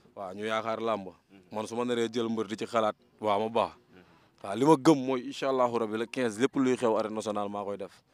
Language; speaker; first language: Wolof; non-native, local second language; Fula